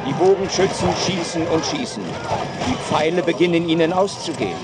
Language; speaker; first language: German; native; German